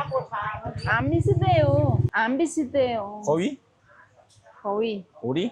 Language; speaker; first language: Korean; non-native, learner; Vietnamese